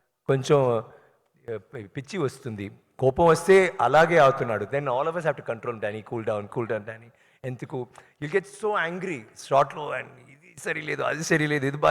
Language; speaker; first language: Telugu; non-native, learner; Tamil